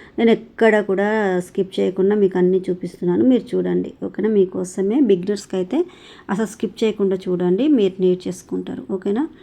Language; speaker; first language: Telugu; native; Telugu